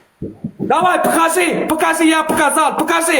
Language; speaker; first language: Russian; non-native, learner; Turkmen